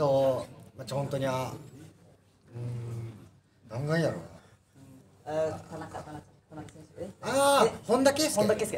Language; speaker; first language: Indonesian; non-native, learner; Japanese